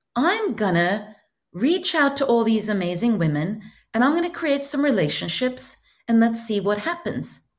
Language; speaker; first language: English; non-native, fluent; Norwegian